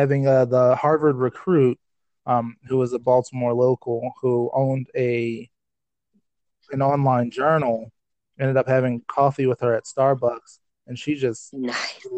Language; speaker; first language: English; native; English